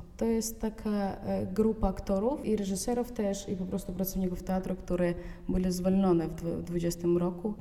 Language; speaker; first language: Polish; non-native, fluent; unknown